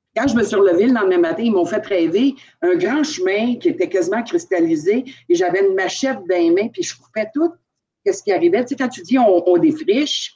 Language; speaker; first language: French; native; French